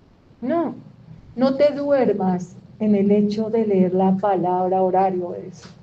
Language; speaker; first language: Spanish; native; Spanish